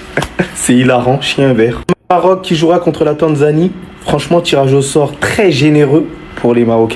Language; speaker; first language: French; early bilingual, other home language; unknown